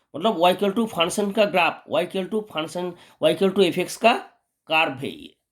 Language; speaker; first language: Hindi; non-native, local second language; Bangla